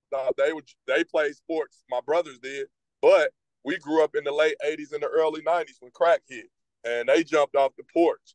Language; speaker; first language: English; native; English